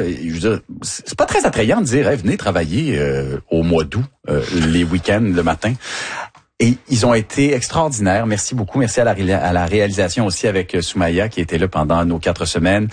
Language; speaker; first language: French; native; French